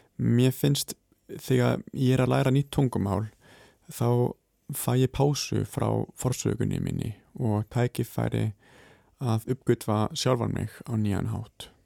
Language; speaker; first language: Icelandic; non-native, fluent; German